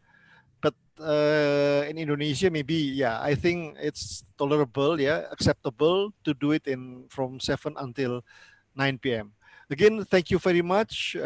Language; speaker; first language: English; non-native, learner; Indonesian